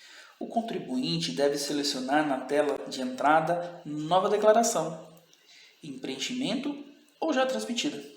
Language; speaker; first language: Portuguese; native; Portuguese